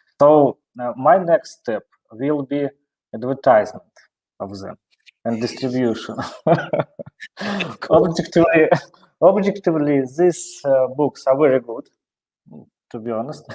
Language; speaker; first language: English; non-native, learner; Russian